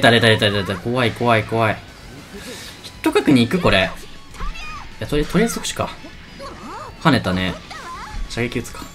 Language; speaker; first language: Japanese; native; Japanese